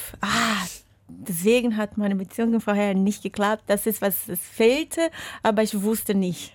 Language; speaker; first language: German; non-native, fluent; Portuguese